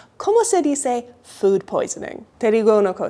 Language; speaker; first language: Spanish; non-native, learner; English